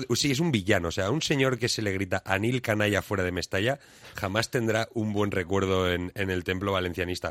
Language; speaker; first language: Spanish; native; Spanish